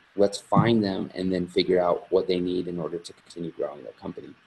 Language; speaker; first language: English; native; English